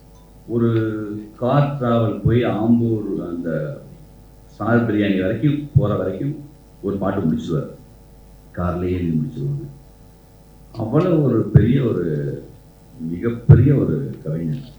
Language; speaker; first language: Tamil; native; Tamil